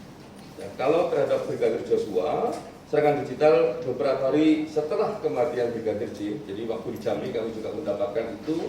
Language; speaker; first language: Indonesian; native; Indonesian